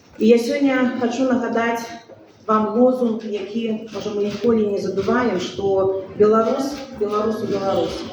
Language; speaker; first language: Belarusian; non-native, local second language; Russian